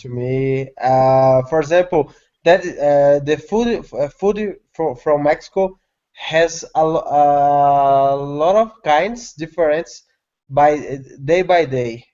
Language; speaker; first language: English; non-native, learner; Portuguese